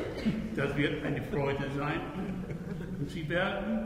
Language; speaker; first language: German; non-native, fluent; Italian